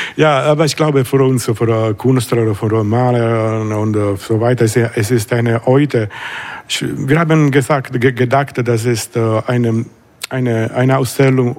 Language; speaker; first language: German; non-native, learner; Italian